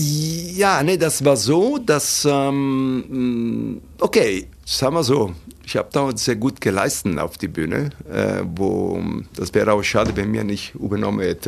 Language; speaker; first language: German; non-native, fluent; Italian